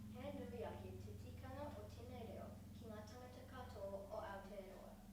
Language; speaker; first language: Māori; non-native, local second language; English